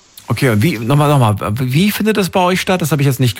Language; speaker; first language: German; native; German